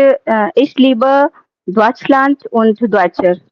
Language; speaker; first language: German; non-native, learner; Hindi